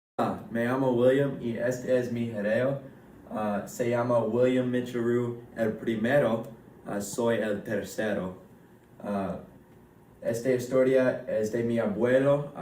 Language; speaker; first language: Spanish; non-native, learner; English